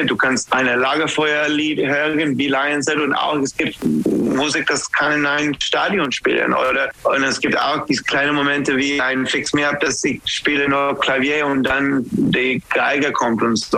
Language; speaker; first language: German; non-native, fluent; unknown